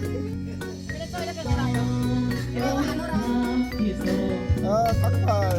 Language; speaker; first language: Korean; non-native, learner; Lao